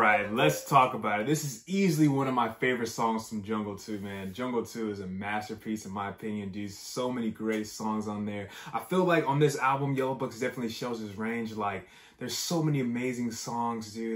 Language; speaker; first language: English; native; English